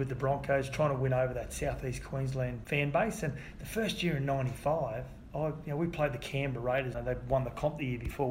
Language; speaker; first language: English; native; English